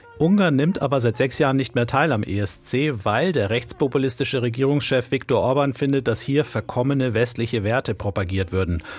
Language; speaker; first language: German; native; German